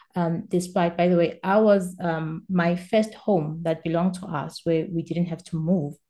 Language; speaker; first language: English; non-native, local second language; Swati